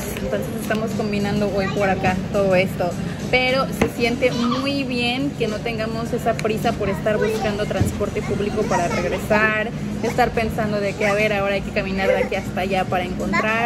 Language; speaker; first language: Spanish; native; Spanish